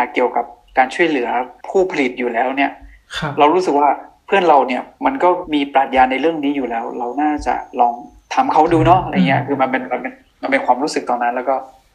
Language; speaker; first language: Thai; non-native, local second language; Akha